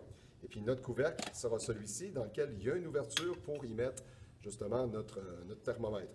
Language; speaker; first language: French; native; French